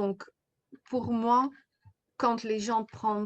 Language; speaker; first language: French; non-native, fluent; Dutch